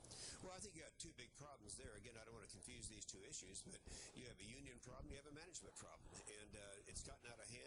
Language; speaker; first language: English; native; English